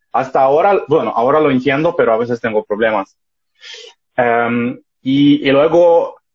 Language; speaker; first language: Spanish; non-native, fluent; Russian